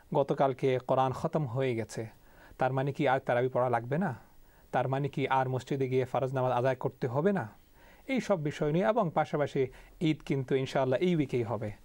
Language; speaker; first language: Bangla; early bilingual, heritage; Bangla